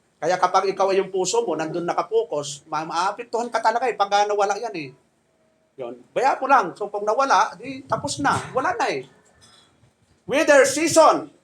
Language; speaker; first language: Filipino; native; Filipino